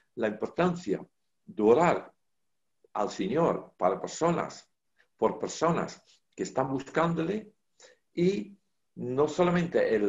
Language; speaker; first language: Spanish; non-native, fluent; Dutch